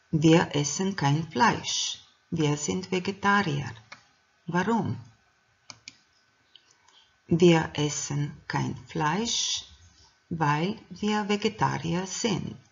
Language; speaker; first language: German; non-native, fluent; Croatian